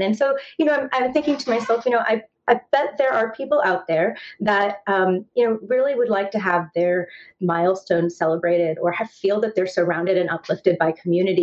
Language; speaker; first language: English; native; English